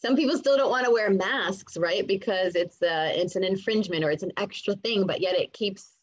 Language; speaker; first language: English; native; English